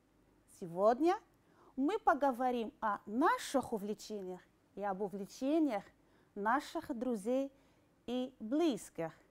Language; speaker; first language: Russian; non-native, fluent; Arabic